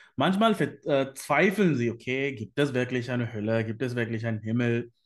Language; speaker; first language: German; non-native, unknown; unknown